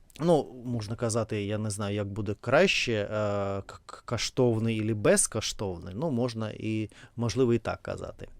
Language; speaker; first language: Ukrainian; non-native, learner; Russian